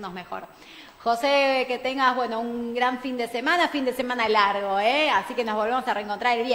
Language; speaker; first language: Spanish; native; Spanish